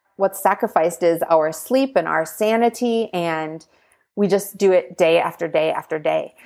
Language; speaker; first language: English; native; English